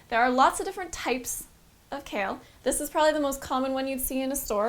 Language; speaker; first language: English; native; English